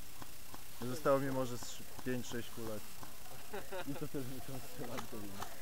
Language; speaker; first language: Polish; native; Polish